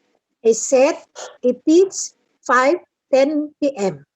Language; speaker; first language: English; non-native, learner; Indonesian